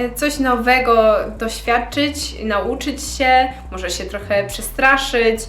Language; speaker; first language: Polish; early bilingual, heritage; Polish